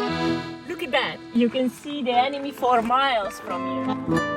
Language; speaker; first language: English; non-native, fluent; Italian